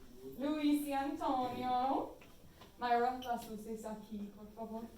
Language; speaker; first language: Spanish; non-native, fluent; English